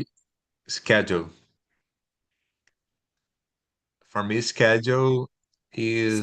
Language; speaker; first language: English; non-native, learner; Portuguese